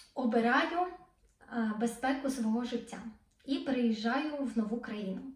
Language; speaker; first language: Ukrainian; non-native, local second language; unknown